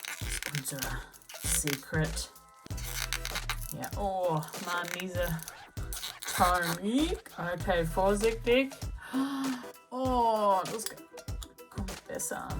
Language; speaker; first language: German; non-native, learner; English